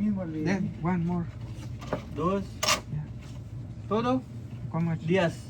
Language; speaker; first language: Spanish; non-native, learner; Gujarati